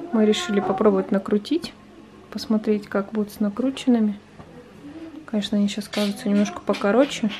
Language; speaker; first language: Russian; native; Russian